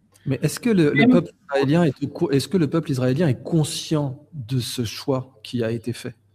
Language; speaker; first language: French; native; French